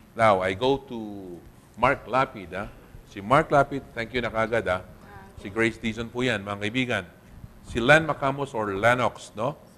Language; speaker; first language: Filipino; non-native, local second language; Pampanga